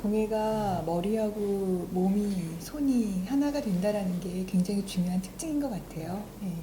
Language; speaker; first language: Korean; native; Korean